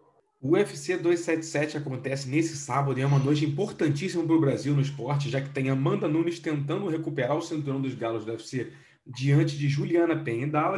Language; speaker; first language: Portuguese; native; Portuguese